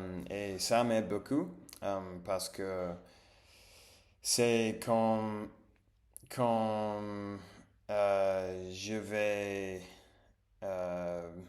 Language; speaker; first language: French; non-native, learner; English